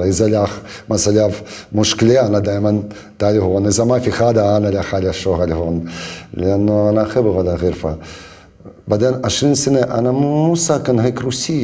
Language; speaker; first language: Arabic; non-native, learner; Russian